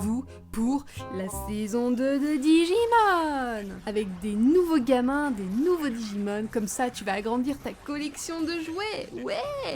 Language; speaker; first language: French; native; French